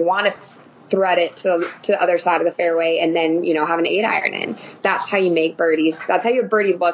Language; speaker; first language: English; native; English